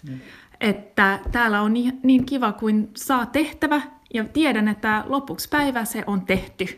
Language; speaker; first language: Finnish; non-native, learner; English